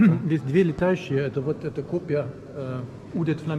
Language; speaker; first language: Russian; non-native, fluent; German